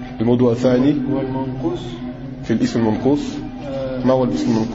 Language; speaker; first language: Arabic; non-native, fluent; French